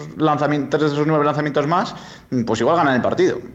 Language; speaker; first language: Spanish; native; Spanish